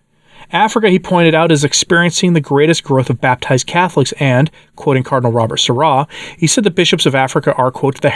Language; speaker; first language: English; native; English